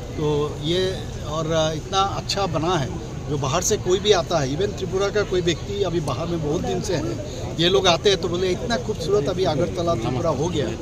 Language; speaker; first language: Hindi; non-native, local second language; Bangla